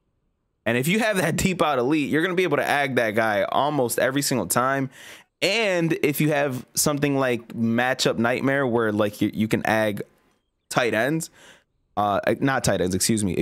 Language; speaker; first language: English; native; English